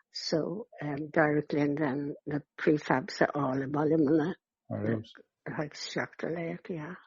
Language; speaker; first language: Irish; non-native, local second language; English